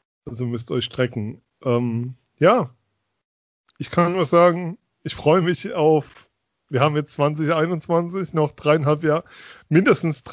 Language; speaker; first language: German; native; German